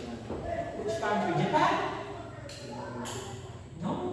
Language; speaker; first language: English; non-native, learner; Indonesian